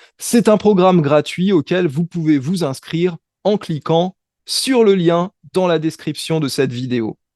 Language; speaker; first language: French; native; French